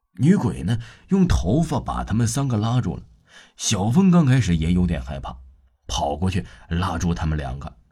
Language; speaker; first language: Chinese; non-native, local second language; Cantonese